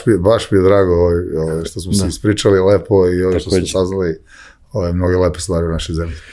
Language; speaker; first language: Serbian; native; Serbian